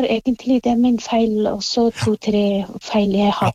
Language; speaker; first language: Norwegian; non-native, learner; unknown